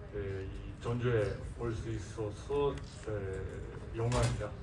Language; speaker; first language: Korean; non-native, fluent; Japanese